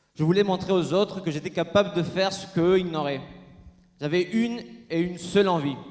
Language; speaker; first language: French; non-native, fluent; Spanish